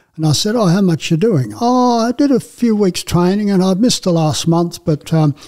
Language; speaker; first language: English; native; English